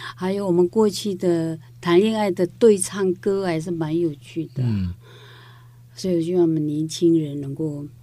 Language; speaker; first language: Chinese; non-native, local second language; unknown